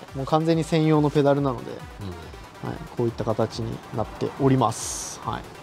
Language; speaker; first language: Japanese; native; Japanese